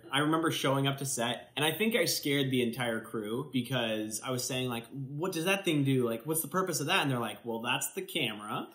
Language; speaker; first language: English; native; English